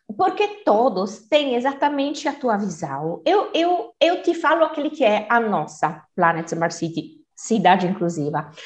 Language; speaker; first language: Portuguese; non-native, fluent; Italian